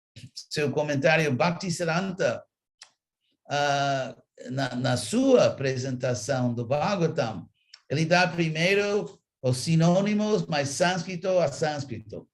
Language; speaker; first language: Portuguese; non-native, fluent; English